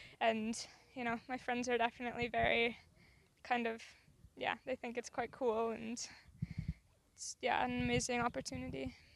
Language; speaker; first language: English; native; English